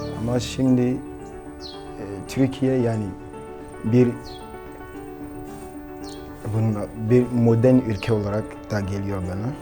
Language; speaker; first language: Turkish; non-native, learner; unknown